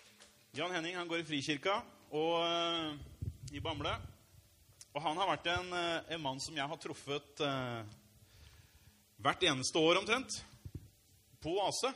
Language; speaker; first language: Norwegian; native; Norwegian